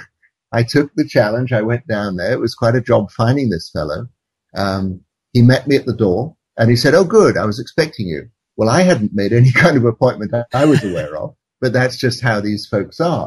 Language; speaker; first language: English; native; English